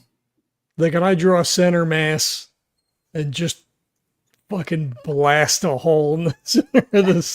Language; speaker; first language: English; native; English